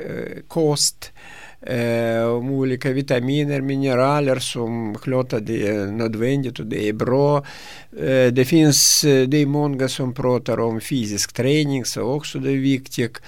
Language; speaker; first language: Swedish; non-native, fluent; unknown